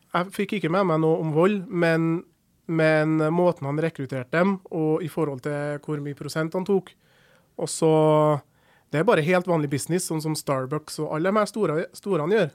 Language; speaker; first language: Norwegian; early bilingual, other home language; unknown